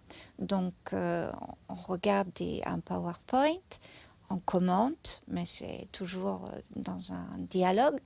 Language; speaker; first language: French; non-native, fluent; German